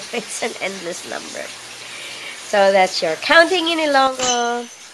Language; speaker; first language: English; non-native, local second language; Hiligaynon